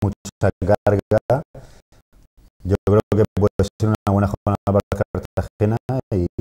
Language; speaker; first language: Spanish; native; Spanish